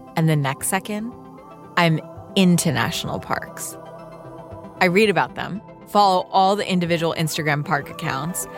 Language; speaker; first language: English; early bilingual, other home language; Urdu